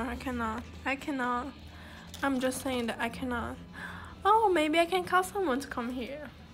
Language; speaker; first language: English; non-native, learner; Portuguese